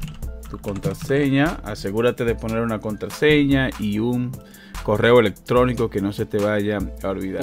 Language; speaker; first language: Spanish; native; Spanish